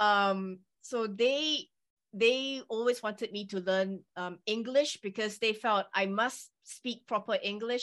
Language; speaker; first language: English; native; English